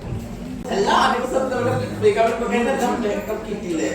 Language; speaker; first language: Malayalam; non-native, local second language; Assamese